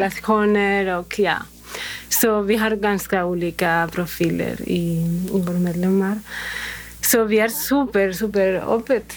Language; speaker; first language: Swedish; non-native, fluent; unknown